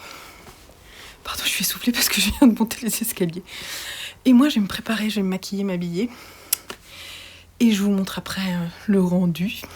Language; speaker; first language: French; native; French